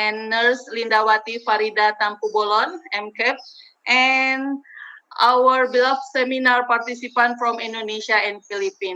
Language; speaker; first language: English; non-native, learner; Indonesian